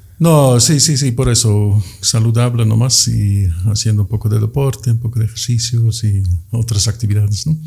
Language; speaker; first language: Spanish; non-native, fluent; Dutch